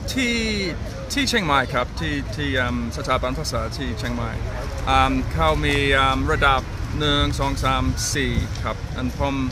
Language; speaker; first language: Thai; non-native, learner; English